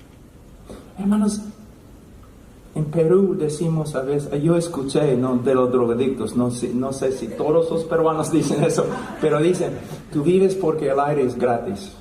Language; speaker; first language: Spanish; non-native, fluent; English